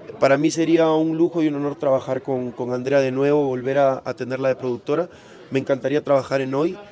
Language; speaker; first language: Spanish; native; Spanish